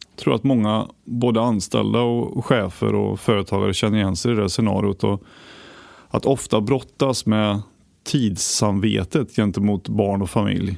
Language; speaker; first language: Swedish; native; Swedish